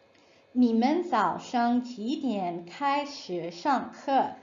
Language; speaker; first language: Chinese; non-native, fluent; English